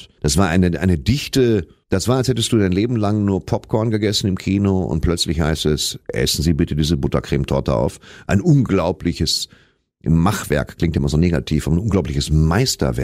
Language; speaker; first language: German; native; German